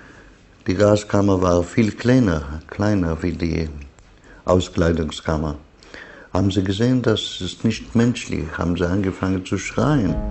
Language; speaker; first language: German; non-native, learner; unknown